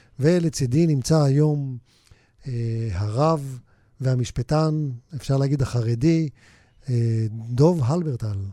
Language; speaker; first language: Hebrew; native; Hebrew